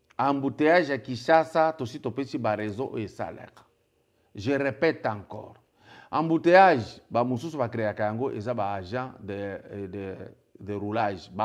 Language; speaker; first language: French; non-native, local second language; Lingala